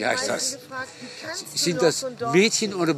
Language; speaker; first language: German; non-native, fluent; Dutch